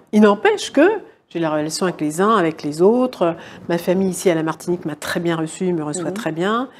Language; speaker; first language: French; native; French